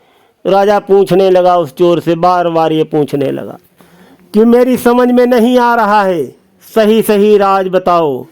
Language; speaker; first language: Hindi; native; Hindi